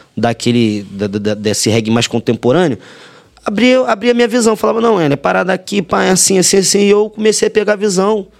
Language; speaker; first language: Portuguese; native; Portuguese